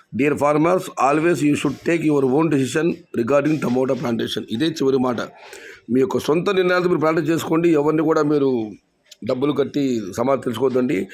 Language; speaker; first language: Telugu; non-native, local second language; Kannada